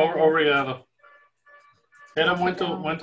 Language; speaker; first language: Portuguese; non-native, fluent; English